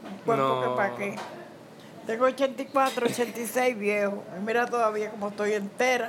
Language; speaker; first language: Spanish; native; Spanish